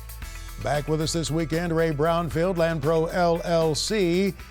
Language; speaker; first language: English; native; English